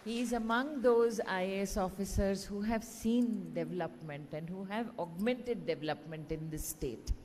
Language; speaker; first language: English; non-native, local second language; Kannada